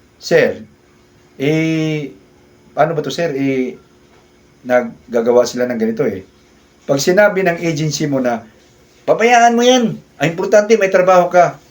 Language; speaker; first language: Filipino; non-native, local second language; Cebuano